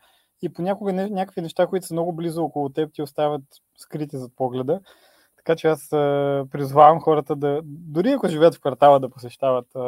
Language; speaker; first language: Bulgarian; native; Bulgarian